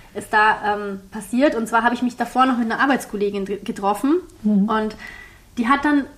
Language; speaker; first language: German; early bilingual, heritage; German